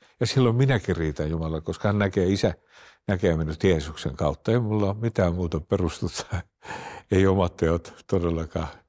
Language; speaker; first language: Finnish; early bilingual, heritage; Finnish